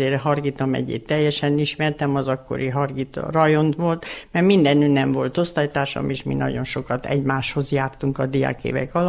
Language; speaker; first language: Hungarian; native; Hungarian